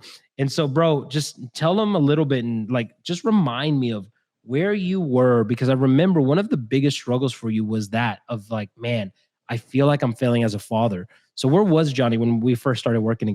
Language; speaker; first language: English; native; English